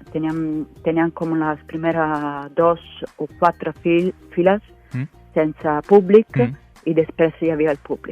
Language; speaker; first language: Catalan; non-native, fluent; Italian